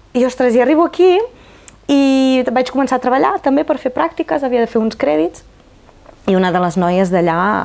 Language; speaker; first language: Catalan; non-native, fluent; Romanian